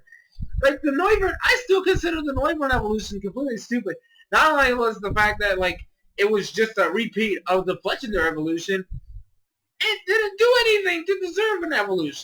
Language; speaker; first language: English; native; English